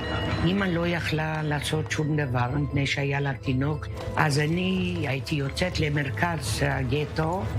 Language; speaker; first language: Hebrew; early bilingual, other home language; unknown